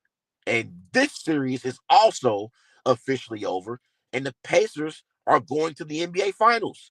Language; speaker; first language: English; native; English